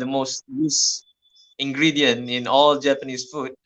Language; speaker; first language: English; non-native, fluent; Malay